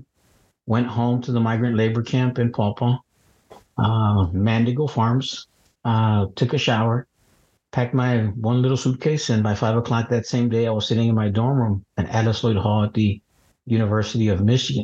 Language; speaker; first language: English; native; English